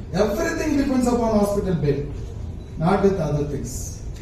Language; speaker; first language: English; non-native, local second language; Tamil